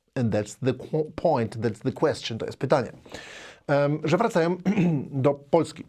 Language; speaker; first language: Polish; native; Polish